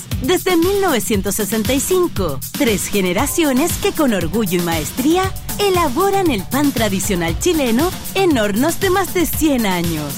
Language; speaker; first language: Spanish; native; Spanish